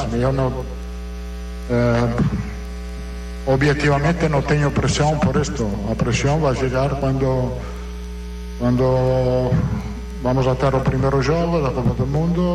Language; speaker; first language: Portuguese; non-native, learner; Italian